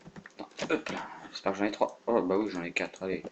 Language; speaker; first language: French; native; French